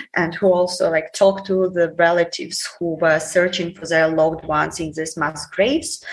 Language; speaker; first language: English; non-native, fluent; Ukrainian